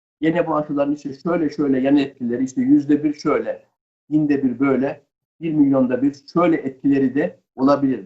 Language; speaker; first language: Turkish; native; Turkish